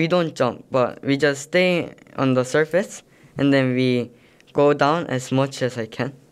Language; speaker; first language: English; non-native, learner; Korean